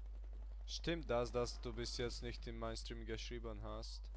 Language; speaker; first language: German; early bilingual, other home language; Hungarian